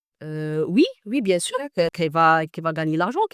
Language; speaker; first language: French; non-native, learner; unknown